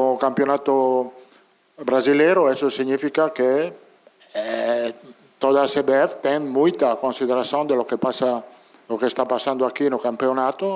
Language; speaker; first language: Portuguese; non-native, learner; Italian